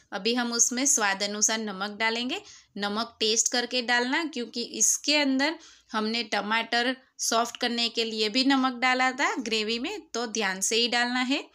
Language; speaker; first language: Hindi; non-native, local second language; Gujarati